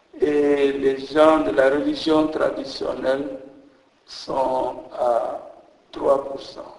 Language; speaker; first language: French; non-native, local second language; Jola-Fonyi